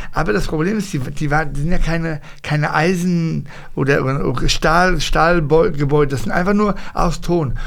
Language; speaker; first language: German; early bilingual, other home language; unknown